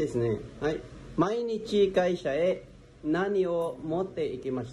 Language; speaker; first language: Japanese; non-native, fluent; Filipino